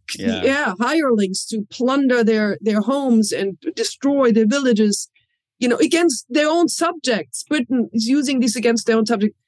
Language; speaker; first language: English; non-native, fluent; German